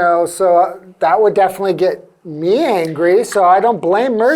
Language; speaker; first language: English; native; English